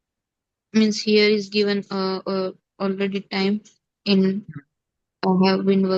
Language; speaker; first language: English; non-native, learner; Hindi